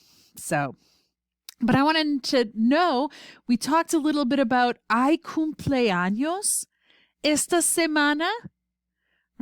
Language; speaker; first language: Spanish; non-native, fluent; English